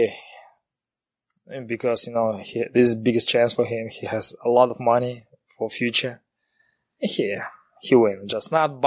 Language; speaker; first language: English; non-native, learner; Kazakh